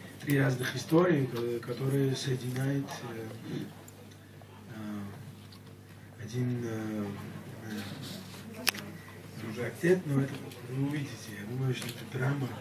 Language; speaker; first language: Russian; non-native, local second language; Georgian